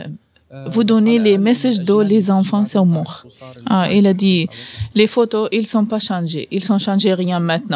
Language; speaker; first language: French; non-native, learner; Arabic